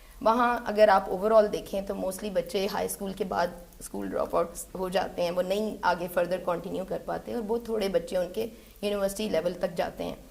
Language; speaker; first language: Urdu; native; Urdu